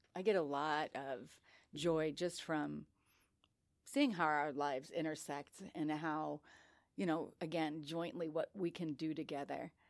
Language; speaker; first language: English; native; English